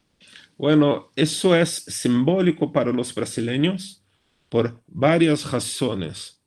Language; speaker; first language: Spanish; non-native, fluent; Portuguese